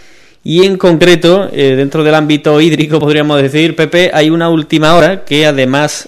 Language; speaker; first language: Spanish; native; Spanish